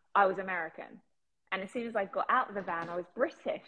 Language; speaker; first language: English; native; English